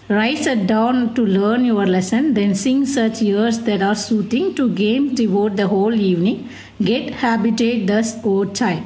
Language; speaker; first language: English; non-native, local second language; Tamil